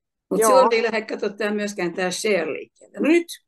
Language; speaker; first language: Finnish; native; Finnish